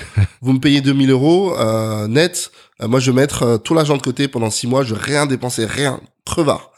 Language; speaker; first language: French; native; French